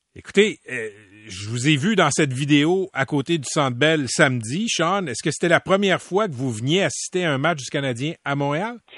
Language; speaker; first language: French; native; French